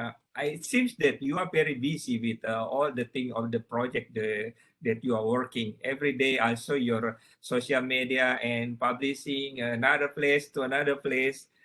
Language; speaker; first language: English; non-native, learner; Indonesian